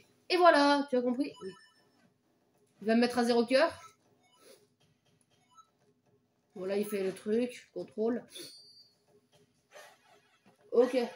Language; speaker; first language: French; native; French